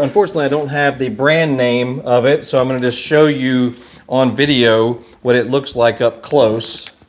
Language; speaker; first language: English; native; English